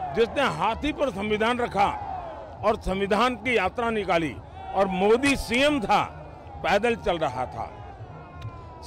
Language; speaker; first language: Hindi; non-native, local second language; Gujarati